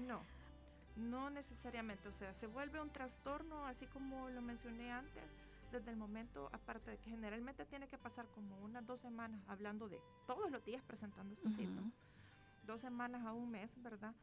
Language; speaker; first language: Spanish; native; Spanish